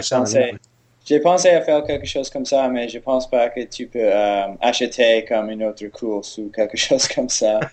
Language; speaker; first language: French; non-native, learner; English